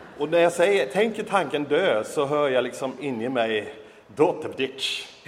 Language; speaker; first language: Swedish; native; Swedish